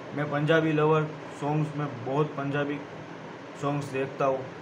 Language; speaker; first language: Hindi; non-native, local second language; Gujarati